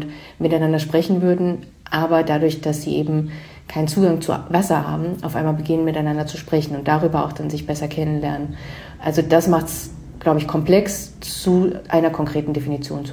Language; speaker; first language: German; native; German